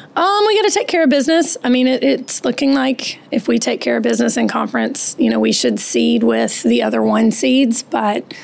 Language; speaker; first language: English; native; English